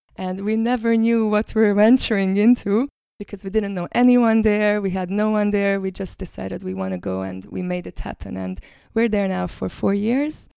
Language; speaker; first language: English; non-native, fluent; Hungarian